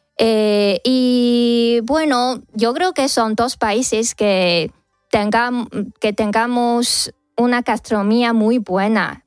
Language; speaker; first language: Spanish; non-native, fluent; Chinese